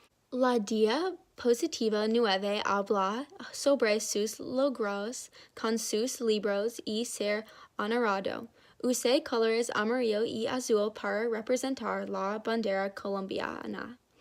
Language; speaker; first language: Spanish; non-native, learner; English